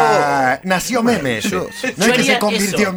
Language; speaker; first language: Spanish; native; Spanish